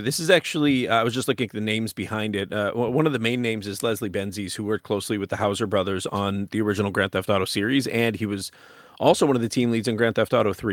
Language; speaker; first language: English; native; English